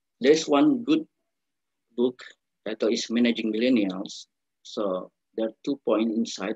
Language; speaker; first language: English; non-native, learner; Indonesian